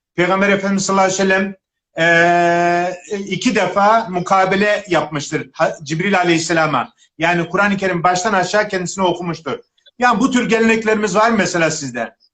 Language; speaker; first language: Turkish; native; Turkish